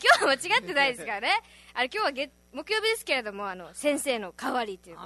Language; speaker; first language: Japanese; native; Japanese